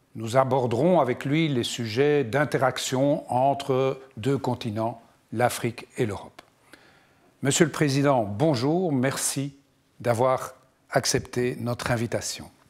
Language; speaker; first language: French; non-native, local second language; Arabic